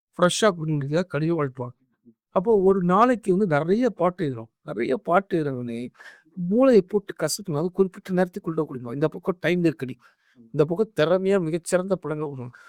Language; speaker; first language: Tamil; native; Tamil